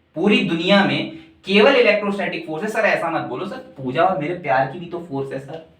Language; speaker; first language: Hindi; native; Hindi